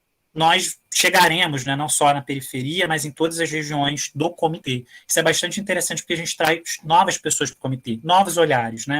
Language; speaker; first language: Portuguese; native; Portuguese